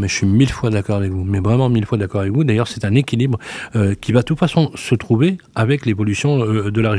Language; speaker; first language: French; native; French